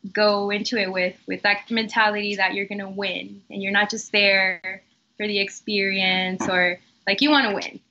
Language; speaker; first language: English; early bilingual, other home language; Spanish